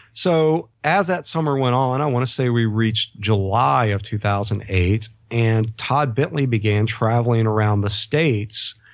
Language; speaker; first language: English; native; English